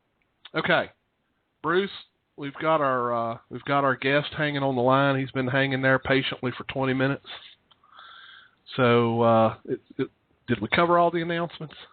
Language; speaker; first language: English; native; English